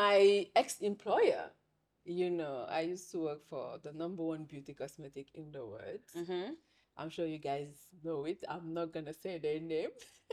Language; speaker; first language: English; non-native, fluent; French